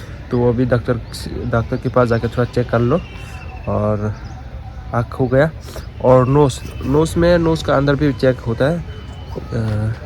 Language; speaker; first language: Hindi; non-native, local second language; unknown